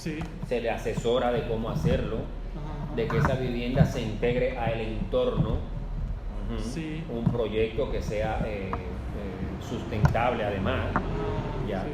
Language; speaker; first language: Spanish; native; Spanish